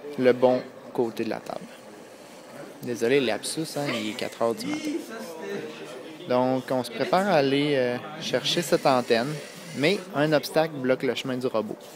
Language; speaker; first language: French; native; French